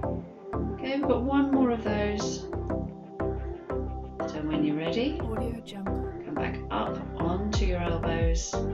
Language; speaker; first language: English; native; English